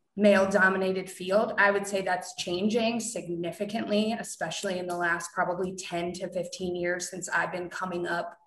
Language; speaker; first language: English; native; English